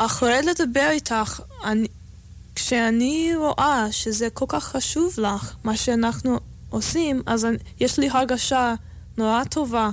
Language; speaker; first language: Hebrew; non-native, fluent; English